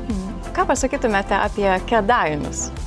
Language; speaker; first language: Lithuanian; native; Lithuanian